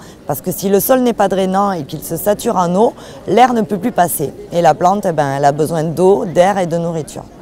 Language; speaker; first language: French; native; French